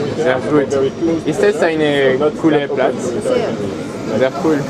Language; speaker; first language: German; non-native, learner; French